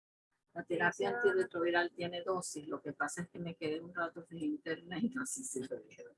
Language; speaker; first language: Spanish; native; Spanish